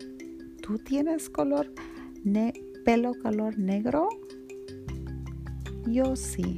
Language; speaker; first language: Spanish; early bilingual, heritage; Spanish